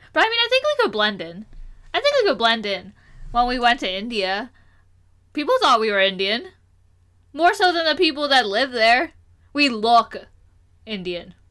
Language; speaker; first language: English; early bilingual, other home language; Hindi